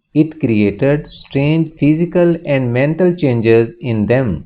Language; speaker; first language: English; non-native, local second language; Urdu